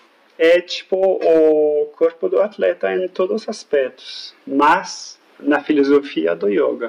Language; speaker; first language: Portuguese; non-native, fluent; French